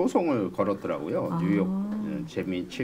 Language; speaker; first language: Korean; native; Korean